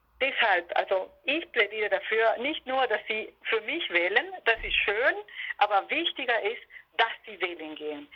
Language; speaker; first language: German; non-native, fluent; Spanish